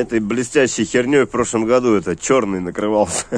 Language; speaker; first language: Russian; native; Russian